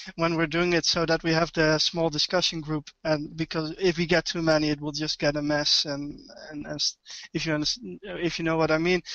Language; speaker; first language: English; non-native, fluent; Dutch